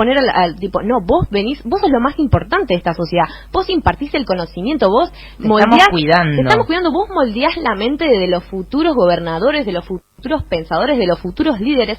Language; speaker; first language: Spanish; native; Spanish